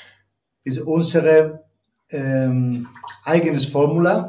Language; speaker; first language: German; non-native, learner; Spanish